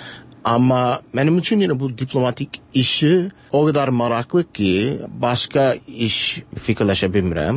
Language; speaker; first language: Turkish; non-native, fluent; English